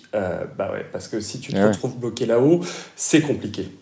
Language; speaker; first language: French; native; French